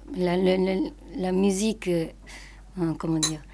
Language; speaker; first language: French; non-native, fluent; Japanese